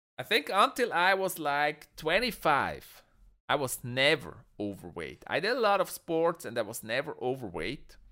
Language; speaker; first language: English; non-native, fluent; Swiss German